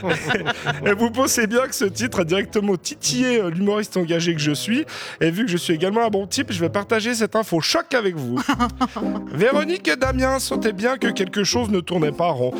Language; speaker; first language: French; native; French